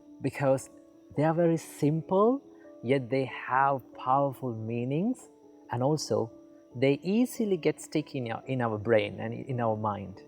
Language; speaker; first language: English; non-native, local second language; Sinhala